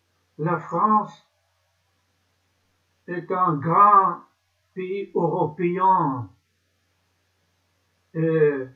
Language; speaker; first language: French; non-native, learner; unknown